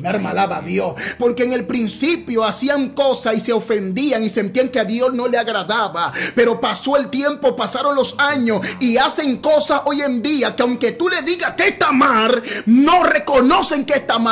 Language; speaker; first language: Spanish; native; Spanish